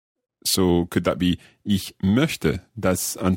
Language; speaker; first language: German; non-native, learner; English